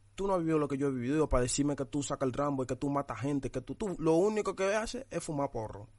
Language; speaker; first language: Spanish; early bilingual, other home language; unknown